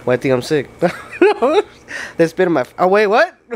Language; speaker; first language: English; early bilingual, other home language; Spanish